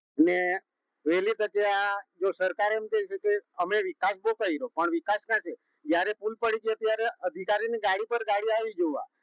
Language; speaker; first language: Gujarati; non-native, local second language; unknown